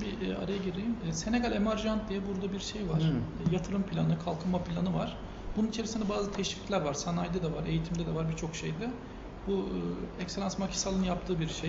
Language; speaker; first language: Turkish; native; Turkish